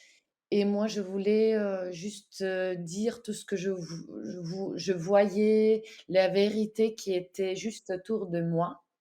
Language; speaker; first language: French; non-native, fluent; Ukrainian